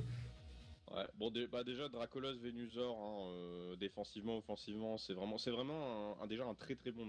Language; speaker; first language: French; native; French